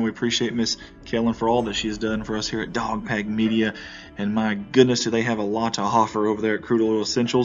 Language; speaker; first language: English; native; English